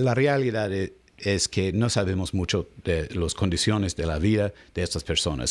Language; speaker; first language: Spanish; non-native, learner; English